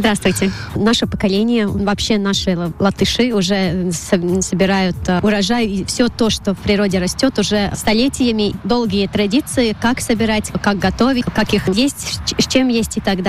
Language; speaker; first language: Russian; non-native, local second language; Latvian